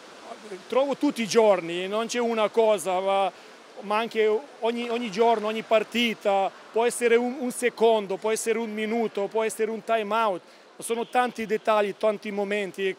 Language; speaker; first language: Italian; non-native, learner; Serbian